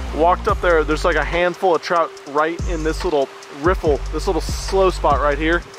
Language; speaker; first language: English; native; English